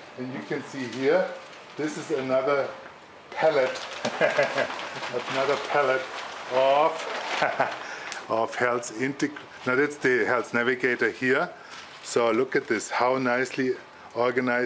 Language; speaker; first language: English; non-native, fluent; German